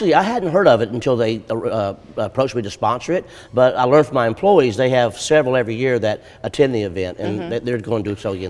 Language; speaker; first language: English; native; English